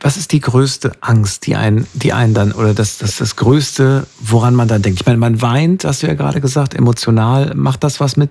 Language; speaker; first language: German; native; German